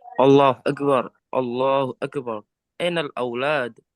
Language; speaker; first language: Arabic; non-native, learner; Indonesian